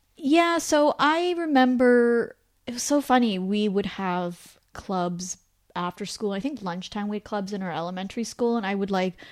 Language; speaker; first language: English; native; English